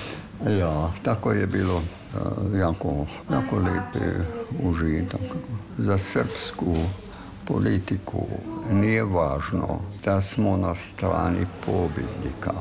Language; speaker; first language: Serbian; non-native, fluent; German